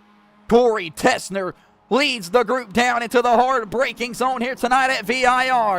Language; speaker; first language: English; native; English